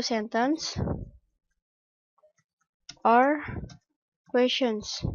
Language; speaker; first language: English; non-native, learner; Indonesian